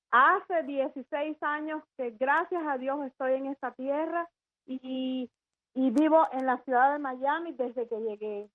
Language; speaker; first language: Spanish; native; Spanish